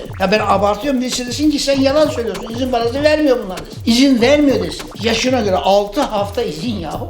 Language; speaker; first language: Turkish; native; Turkish